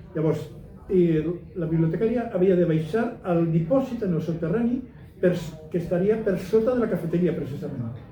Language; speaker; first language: Catalan; non-native, local second language; Spanish